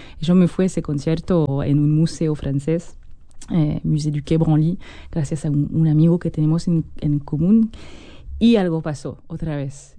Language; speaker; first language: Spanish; non-native, fluent; French